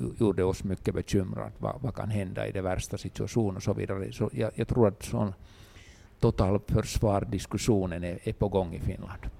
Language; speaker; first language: Swedish; non-native, local second language; Finnish